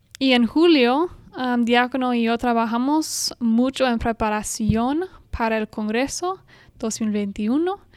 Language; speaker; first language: Spanish; non-native, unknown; English